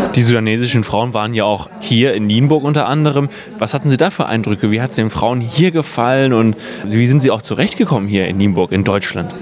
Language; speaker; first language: German; native; German